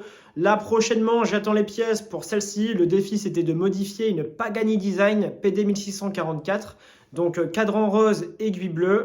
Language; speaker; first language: French; native; French